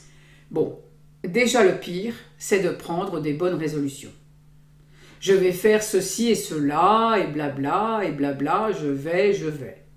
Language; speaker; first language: French; native; French